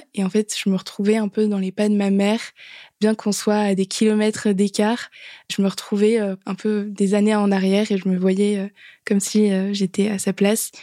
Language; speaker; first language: French; native; French